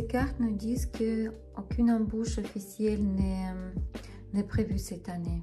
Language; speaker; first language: French; non-native, fluent; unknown